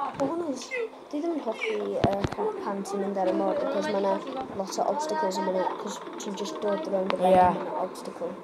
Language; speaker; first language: Welsh; native; Welsh